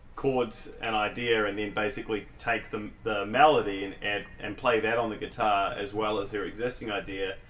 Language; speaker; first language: English; native; English